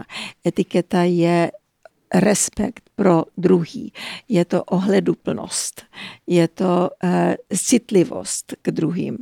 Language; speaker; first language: Czech; early bilingual, heritage; Czech